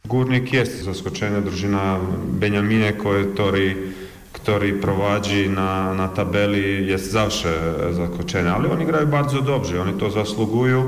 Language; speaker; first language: Polish; non-native, learner; Croatian